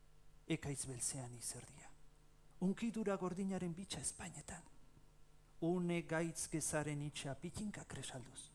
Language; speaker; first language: Basque; native; Basque